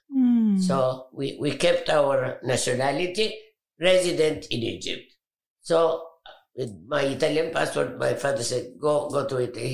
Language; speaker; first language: English; non-native, fluent; Arabic